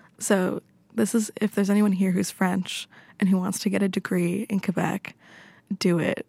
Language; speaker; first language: English; native; English